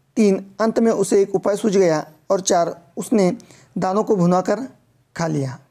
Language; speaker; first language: Hindi; non-native, local second language; Marathi